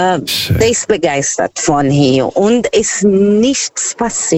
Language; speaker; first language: German; non-native, fluent; Portuguese